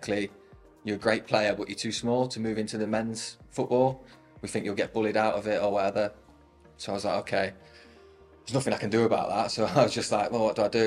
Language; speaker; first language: English; native; English